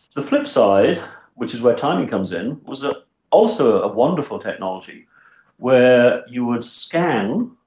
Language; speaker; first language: English; native; English